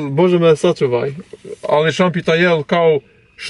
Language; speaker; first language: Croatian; non-native, learner; Albanian